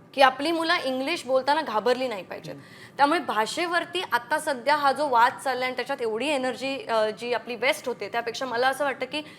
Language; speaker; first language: Marathi; native; Marathi